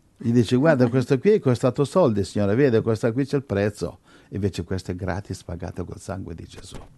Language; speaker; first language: Italian; non-native, fluent; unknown